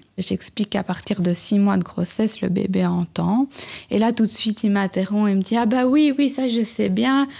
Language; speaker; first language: French; native; French